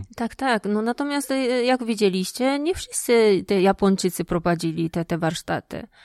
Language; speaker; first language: Polish; non-native, fluent; Japanese